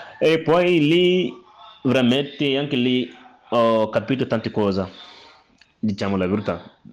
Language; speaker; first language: Italian; non-native, learner; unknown